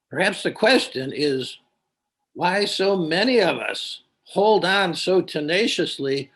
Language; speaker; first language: English; native; English